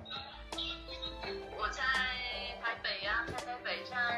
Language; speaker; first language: Chinese; non-native, learner; Vietnamese